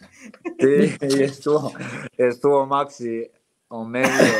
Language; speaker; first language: Spanish; non-native, fluent; Serbian